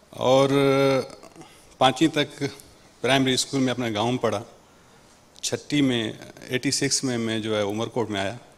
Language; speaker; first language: Urdu; non-native, local second language; Sindhi